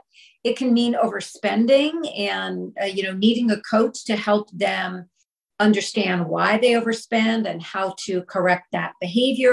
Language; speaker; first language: English; native; English